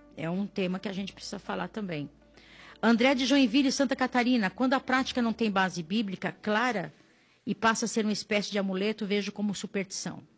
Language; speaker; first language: Portuguese; native; Portuguese